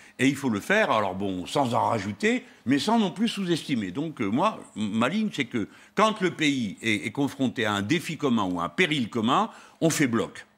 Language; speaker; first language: French; native; French